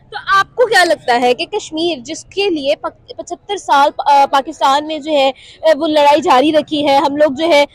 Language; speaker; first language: Urdu; native; Urdu